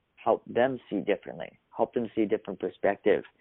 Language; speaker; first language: English; early bilingual, other home language; Russian